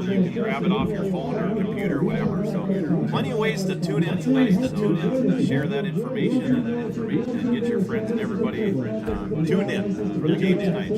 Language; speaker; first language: English; native; English